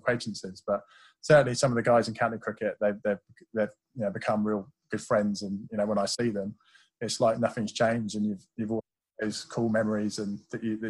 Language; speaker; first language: English; native; English